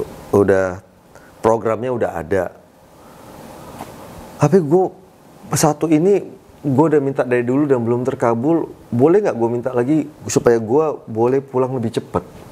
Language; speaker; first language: Indonesian; native; Indonesian